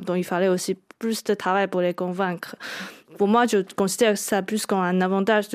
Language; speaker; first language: French; non-native, fluent; Chinese